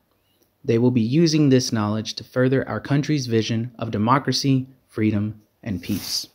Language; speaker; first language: English; native; English